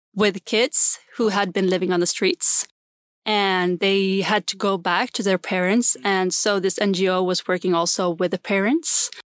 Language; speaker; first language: English; non-native, fluent; Swedish